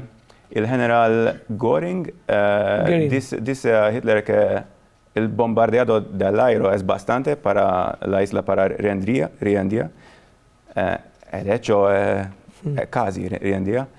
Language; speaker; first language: Spanish; non-native, fluent; Maltese